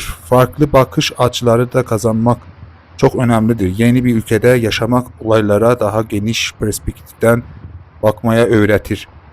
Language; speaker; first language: Turkish; non-native, fluent; Persian